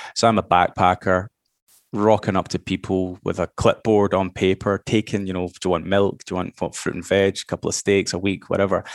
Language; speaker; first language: English; native; English